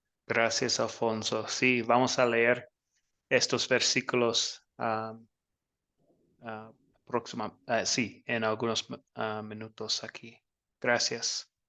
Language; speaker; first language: Spanish; non-native, fluent; English